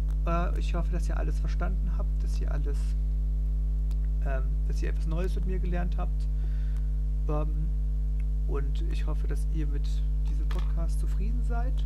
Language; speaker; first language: German; non-native, fluent; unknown